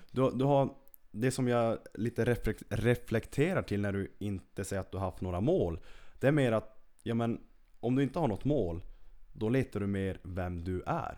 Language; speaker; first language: Swedish; native; Swedish